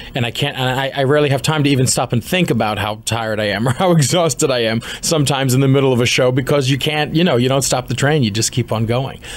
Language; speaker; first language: English; native; English